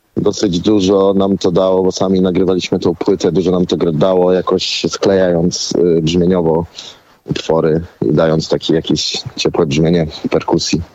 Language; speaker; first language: Polish; native; Polish